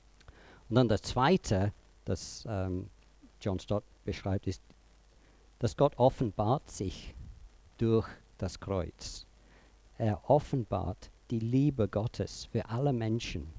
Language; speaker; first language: German; non-native, fluent; English